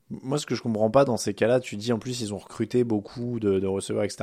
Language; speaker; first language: French; native; French